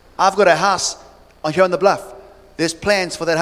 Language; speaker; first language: English; native; English